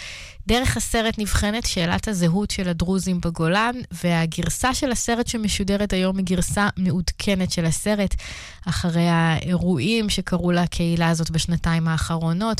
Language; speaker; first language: Hebrew; native; Hebrew